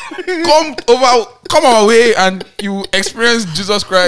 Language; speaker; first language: English; native; English